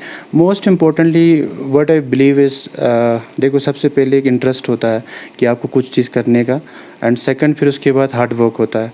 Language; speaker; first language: Hindi; non-native, local second language; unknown